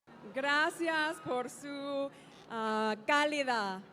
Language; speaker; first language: Spanish; non-native, learner; English